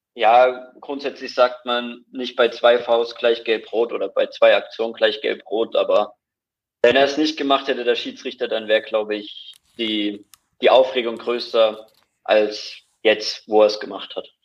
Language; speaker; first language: German; native; German